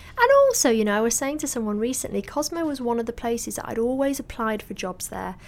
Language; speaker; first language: English; native; English